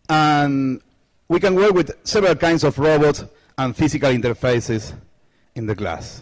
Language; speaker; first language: English; non-native, learner; Spanish